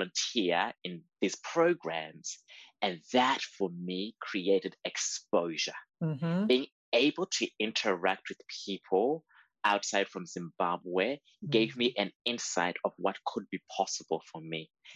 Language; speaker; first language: English; native; English